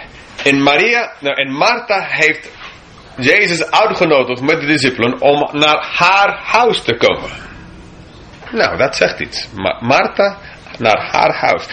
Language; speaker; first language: Dutch; non-native, fluent; English